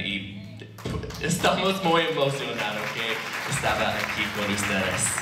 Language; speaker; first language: Spanish; non-native, learner; English